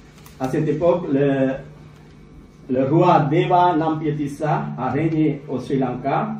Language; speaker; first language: French; non-native, learner; Sinhala